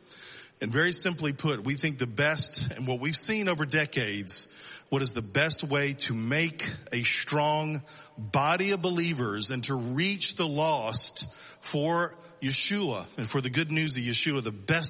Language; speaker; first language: English; native; English